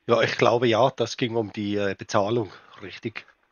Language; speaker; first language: German; native; German